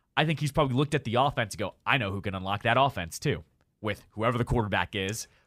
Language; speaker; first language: English; native; English